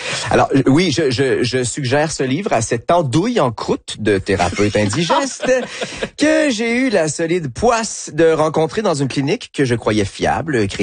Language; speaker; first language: French; native; French